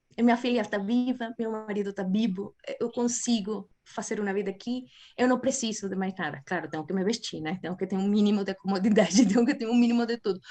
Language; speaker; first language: Portuguese; non-native, fluent; Spanish